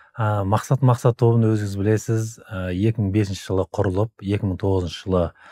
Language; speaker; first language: Kazakh; native; Kazakh